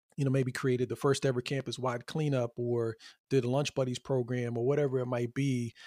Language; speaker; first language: English; native; English